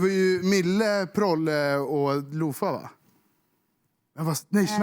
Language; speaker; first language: Swedish; native; Swedish